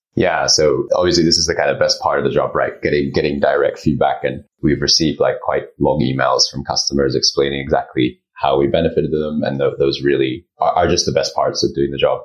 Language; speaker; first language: English; early bilingual, other home language; Japanese